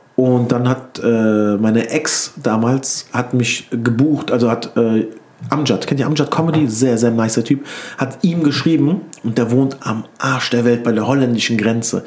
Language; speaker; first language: German; early bilingual, other home language; Turkish